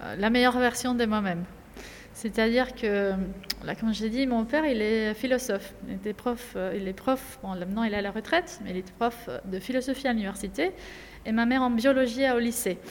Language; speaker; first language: French; non-native, fluent; Spanish